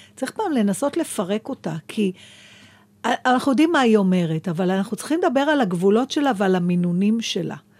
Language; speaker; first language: Hebrew; native; Hebrew